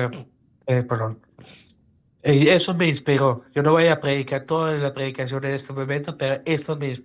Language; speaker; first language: Spanish; non-native, fluent; Dutch